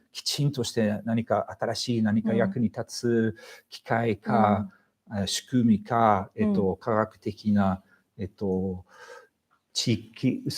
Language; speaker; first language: Japanese; non-native, fluent; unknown